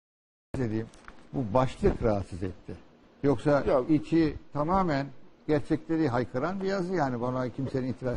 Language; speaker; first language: Turkish; native; Turkish